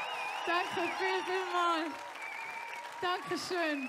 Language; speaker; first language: German; native; German